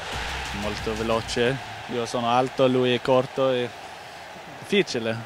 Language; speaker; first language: Italian; non-native, learner; Swedish